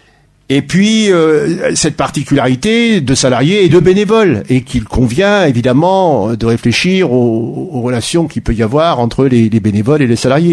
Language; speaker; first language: French; native; French